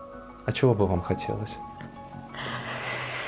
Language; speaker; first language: Russian; native; Russian